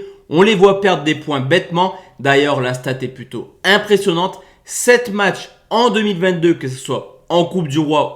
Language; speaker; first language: French; native; French